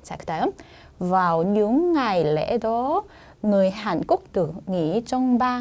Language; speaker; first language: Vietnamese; non-native, fluent; Korean